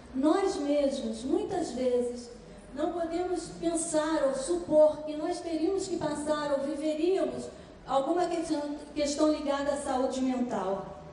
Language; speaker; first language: Portuguese; native; Portuguese